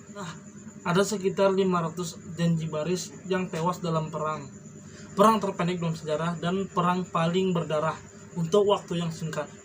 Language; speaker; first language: Indonesian; non-native, local second language; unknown